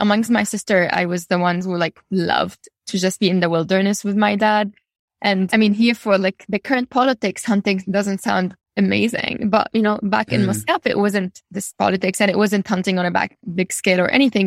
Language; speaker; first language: English; non-native, fluent; Arabic